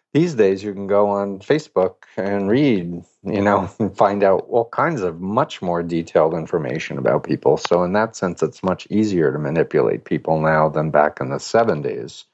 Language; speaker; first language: English; native; English